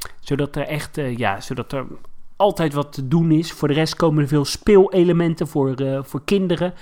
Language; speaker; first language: Dutch; native; Dutch